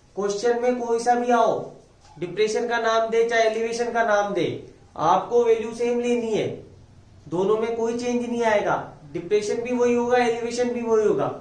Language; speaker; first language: Hindi; native; Hindi